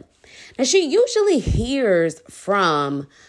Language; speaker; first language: English; native; English